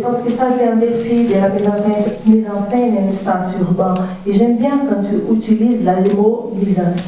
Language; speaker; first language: French; non-native, fluent; Portuguese